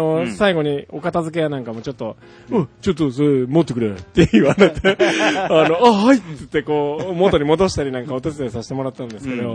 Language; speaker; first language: Japanese; native; Japanese